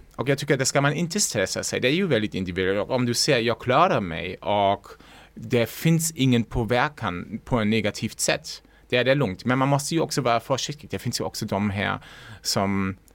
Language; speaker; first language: Swedish; non-native, fluent; German